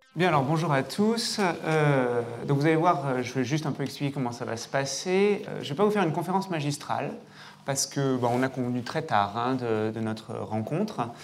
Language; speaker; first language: French; native; French